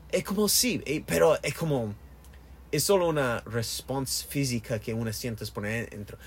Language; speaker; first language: Spanish; non-native, learner; English